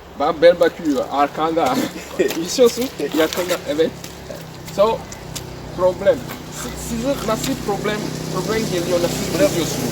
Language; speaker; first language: Turkish; non-native, learner; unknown